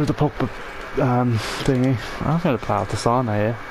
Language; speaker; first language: English; native; English